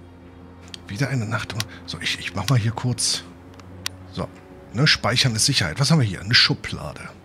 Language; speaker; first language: German; native; German